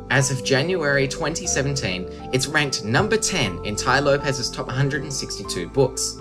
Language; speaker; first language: English; native; English